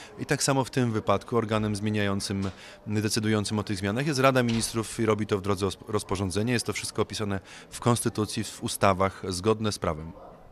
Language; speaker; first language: Polish; native; Polish